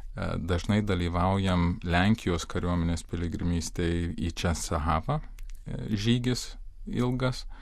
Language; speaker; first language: Lithuanian; early bilingual, heritage; Lithuanian